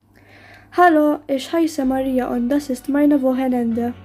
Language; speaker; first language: German; non-native, learner; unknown